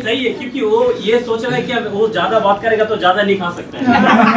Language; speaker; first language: Hindi; non-native, fluent; Bangla